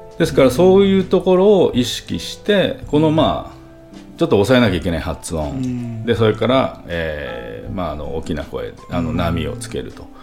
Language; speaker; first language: Japanese; native; Japanese